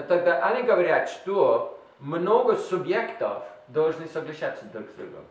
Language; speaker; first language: Russian; non-native, learner; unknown